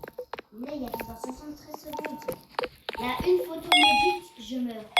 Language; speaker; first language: French; native; French